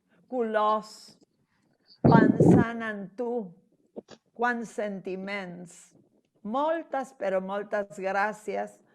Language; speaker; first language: Catalan; non-native, fluent; Spanish